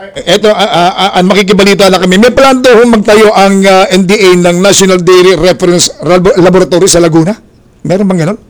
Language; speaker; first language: Filipino; native; Filipino